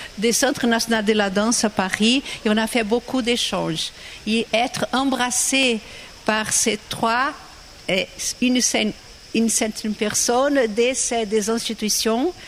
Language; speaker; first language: French; non-native, fluent; Portuguese